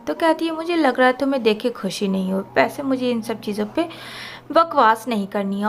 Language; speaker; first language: Hindi; native; Hindi